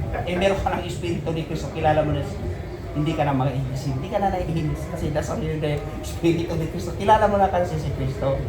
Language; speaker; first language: Filipino; native; Filipino